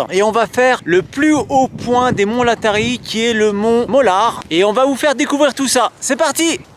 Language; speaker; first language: French; native; French